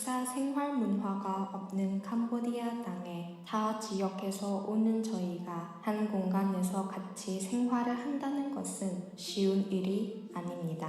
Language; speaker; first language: Korean; non-native, fluent; Khmer